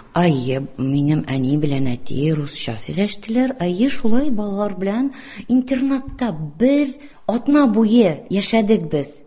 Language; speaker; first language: Tatar; non-native, local second language; Russian